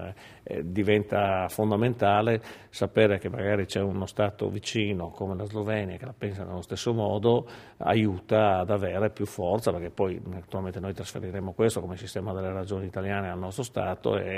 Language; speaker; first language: Italian; native; Italian